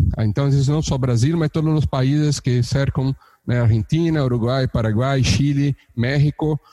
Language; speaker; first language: Portuguese; native; Portuguese